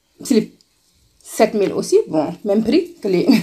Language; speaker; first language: French; non-native, local second language; Wolof